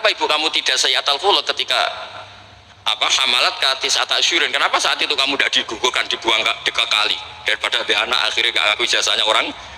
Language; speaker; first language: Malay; non-native, local second language; Javanese